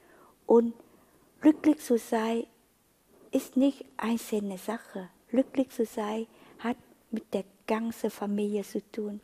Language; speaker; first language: German; non-native, fluent; Vietnamese